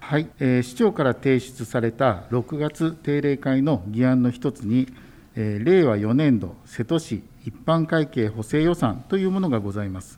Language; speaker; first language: Japanese; native; Japanese